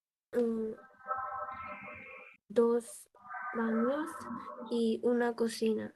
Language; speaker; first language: Spanish; non-native, learner; Bangla